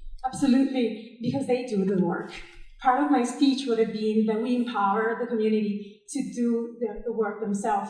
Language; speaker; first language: English; non-native, fluent; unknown